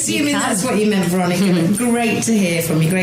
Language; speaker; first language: English; native; English